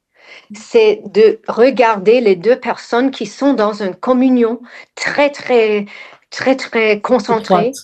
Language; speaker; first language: French; non-native, fluent; English